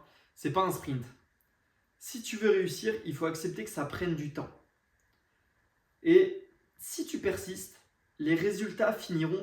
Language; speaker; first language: French; native; French